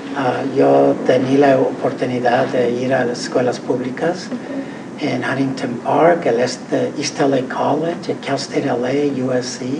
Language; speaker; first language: Spanish; early bilingual, heritage; Spanish